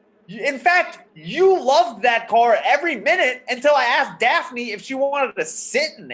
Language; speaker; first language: English; native; English